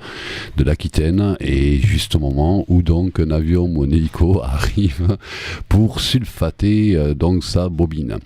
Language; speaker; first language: French; native; French